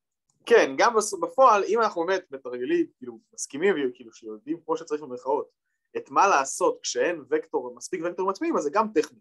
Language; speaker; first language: Hebrew; native; Hebrew